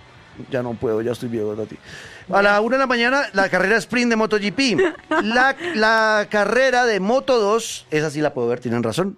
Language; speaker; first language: Spanish; native; Spanish